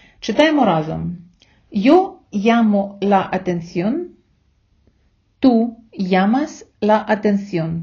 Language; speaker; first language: Spanish; non-native, fluent; Ukrainian